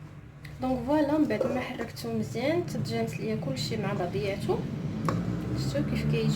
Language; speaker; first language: Arabic; native; Arabic